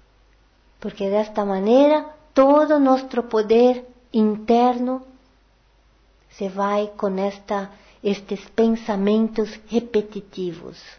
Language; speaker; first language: Portuguese; non-native, learner; Spanish